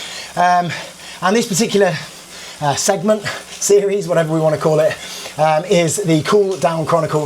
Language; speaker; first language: English; native; English